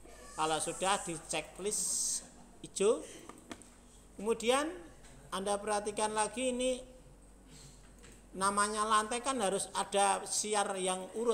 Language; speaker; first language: Indonesian; native; Indonesian